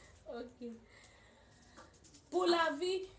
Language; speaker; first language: French; non-native, learner; Haitian Creole